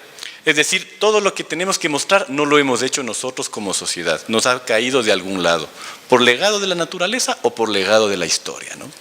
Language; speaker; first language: Spanish; native; Spanish